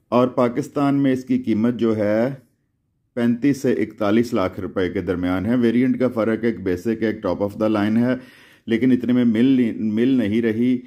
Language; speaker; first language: Urdu; non-native, local second language; Punjabi